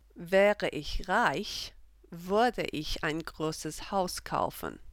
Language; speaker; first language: German; non-native, fluent; English